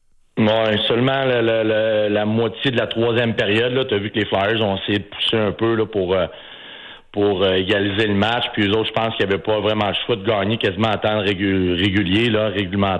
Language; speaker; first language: French; native; French